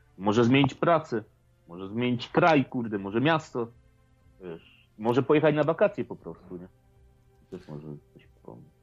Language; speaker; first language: Polish; native; Polish